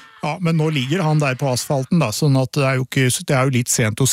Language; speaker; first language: Norwegian; native; Norwegian